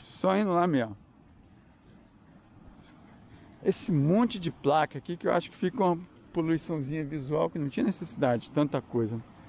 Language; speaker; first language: Portuguese; native; Portuguese